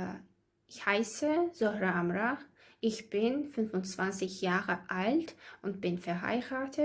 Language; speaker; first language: German; non-native, learner; Azerbaijani